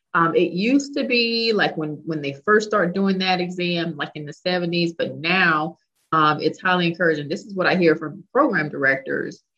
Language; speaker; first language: English; native; English